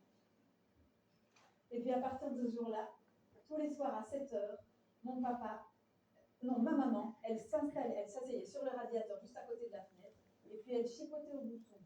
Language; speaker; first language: French; native; French